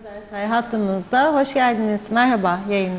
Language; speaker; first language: Turkish; native; Turkish